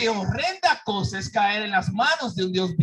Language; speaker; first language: Spanish; native; Spanish